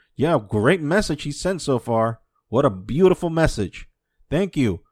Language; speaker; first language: English; native; English